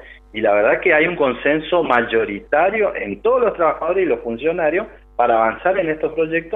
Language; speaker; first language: Spanish; native; Spanish